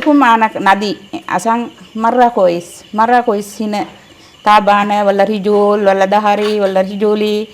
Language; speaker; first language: Arabic; non-native, learner; Sinhala